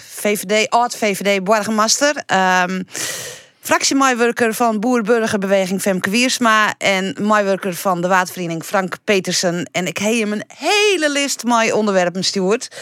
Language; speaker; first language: Dutch; native; Dutch